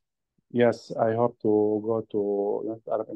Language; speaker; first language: English; non-native, learner; Arabic